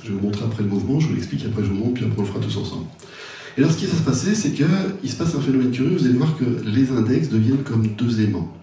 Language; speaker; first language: French; native; French